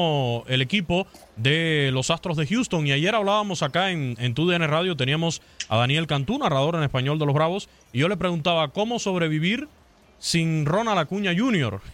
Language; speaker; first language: Spanish; native; Spanish